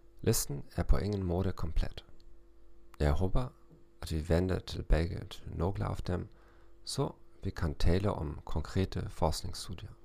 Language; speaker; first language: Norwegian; non-native, learner; German